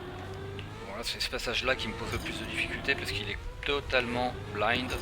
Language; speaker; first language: French; native; French